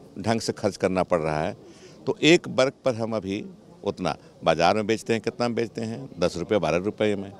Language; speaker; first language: Hindi; native; Hindi